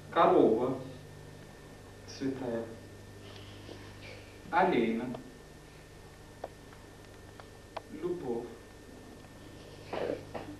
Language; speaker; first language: Russian; non-native, learner; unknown